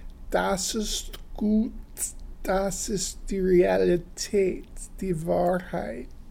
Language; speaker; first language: German; non-native, learner; English